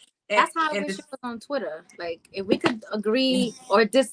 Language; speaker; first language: English; native; English